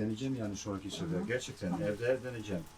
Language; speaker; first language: Turkish; non-native, fluent; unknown